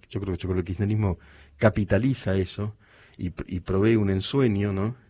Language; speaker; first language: Spanish; native; Spanish